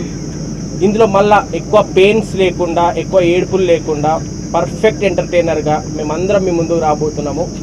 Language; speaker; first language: Telugu; native; Telugu